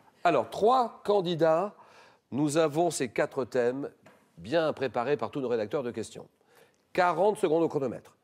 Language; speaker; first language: French; native; French